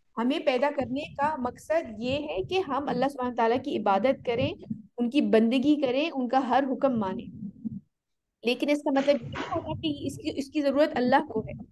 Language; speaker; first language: Urdu; native; Urdu